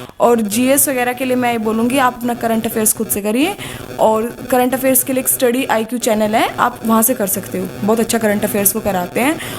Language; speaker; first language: Hindi; native; Hindi